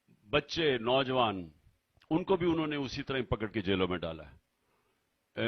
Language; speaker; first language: Urdu; native; Urdu